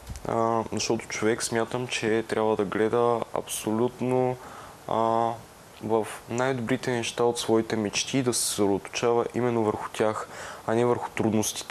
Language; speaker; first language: Bulgarian; native; Bulgarian